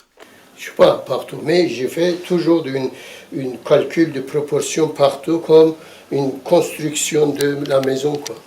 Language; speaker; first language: French; non-native, fluent; Turkish